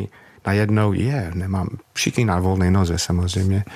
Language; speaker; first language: Czech; non-native, fluent; English